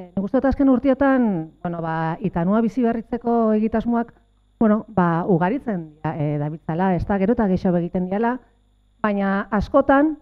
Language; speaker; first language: Basque; native; Basque